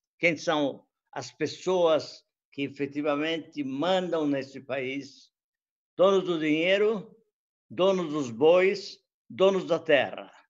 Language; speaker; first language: Portuguese; early bilingual, other home language; Italian